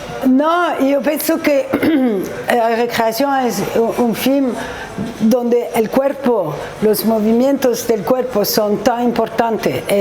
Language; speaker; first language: Spanish; non-native, learner; French